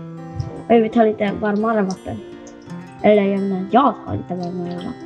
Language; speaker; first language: Swedish; non-native, learner; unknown